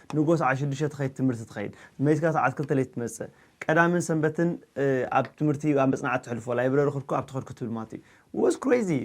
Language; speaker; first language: Tigrinya; native; Tigrinya